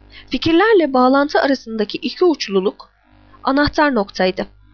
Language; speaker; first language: Turkish; native; Turkish